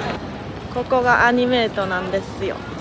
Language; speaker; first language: Japanese; non-native, fluent; Korean